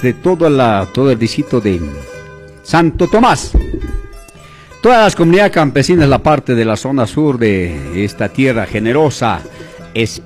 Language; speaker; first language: Spanish; non-native, local second language; Quechua